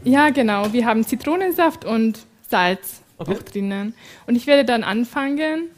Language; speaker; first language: German; non-native, fluent; Hungarian